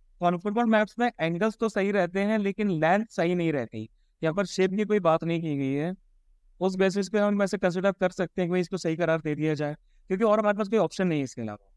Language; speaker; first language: Hindi; native; Hindi